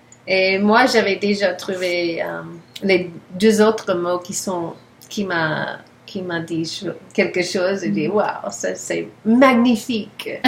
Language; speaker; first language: French; non-native, learner; English